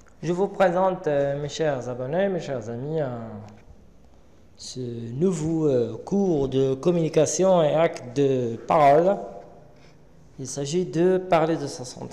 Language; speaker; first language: French; non-native, local second language; Arabic